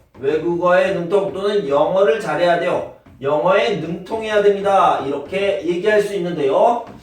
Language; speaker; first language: Korean; native; Korean